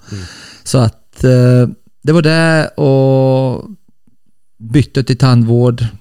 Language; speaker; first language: Swedish; early bilingual, other home language; Bosnian